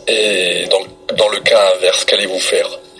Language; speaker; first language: French; native; French